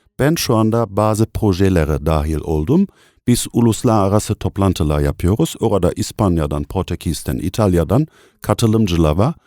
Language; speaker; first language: Turkish; non-native, fluent; German